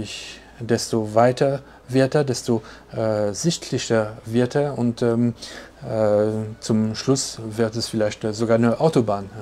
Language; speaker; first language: German; non-native, fluent; French